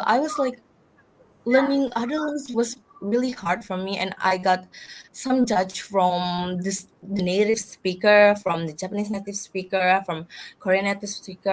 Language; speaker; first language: English; non-native, learner; Indonesian